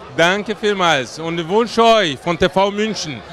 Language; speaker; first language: German; non-native, fluent; Portuguese